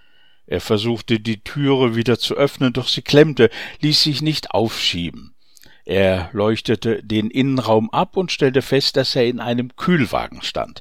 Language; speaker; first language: German; native; German